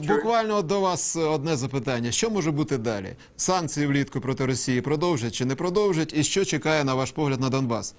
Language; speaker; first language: Ukrainian; native; Ukrainian